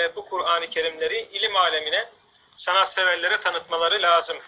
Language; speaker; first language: Turkish; native; Turkish